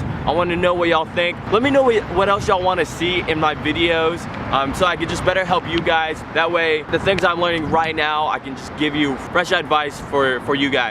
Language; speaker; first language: English; native; English